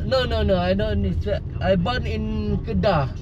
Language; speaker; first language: English; non-native, local second language; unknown